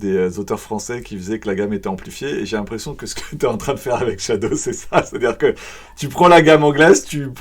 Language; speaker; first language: French; native; French